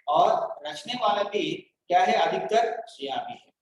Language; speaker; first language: Hindi; non-native, local second language; Telugu